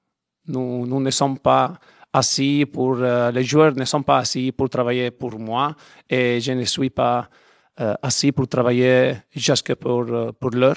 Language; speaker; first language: French; non-native, learner; Italian